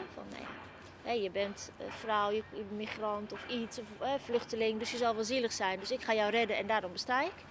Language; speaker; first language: Dutch; early bilingual, other home language; Turkish